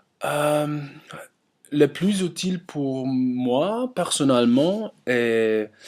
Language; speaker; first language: French; non-native, learner; German